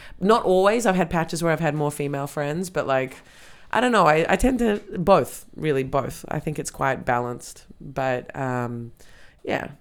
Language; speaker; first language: English; native; English